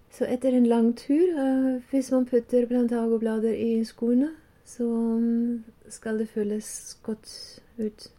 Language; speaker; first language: Norwegian; non-native, fluent; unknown